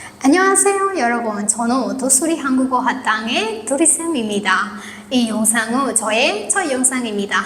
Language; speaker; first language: Korean; non-native, fluent; Burmese